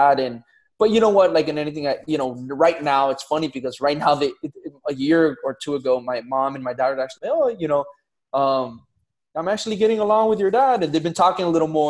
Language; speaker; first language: English; native; English